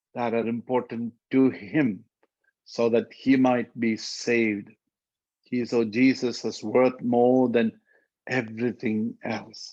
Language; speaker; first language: English; non-native, local second language; Malayalam